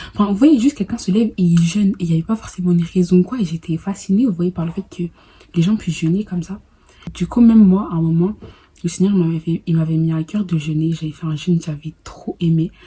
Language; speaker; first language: French; early bilingual, other home language; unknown